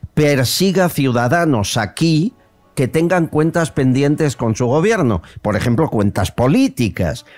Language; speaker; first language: Spanish; native; Spanish